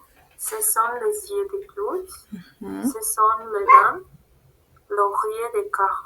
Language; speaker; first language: French; non-native, learner; Spanish